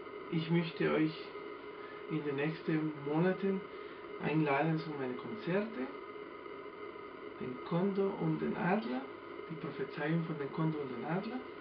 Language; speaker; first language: German; non-native, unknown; Spanish